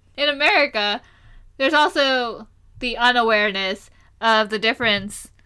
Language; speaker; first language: English; early bilingual, other home language; Hindi